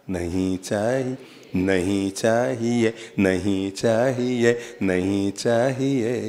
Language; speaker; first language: Hindi; native; Hindi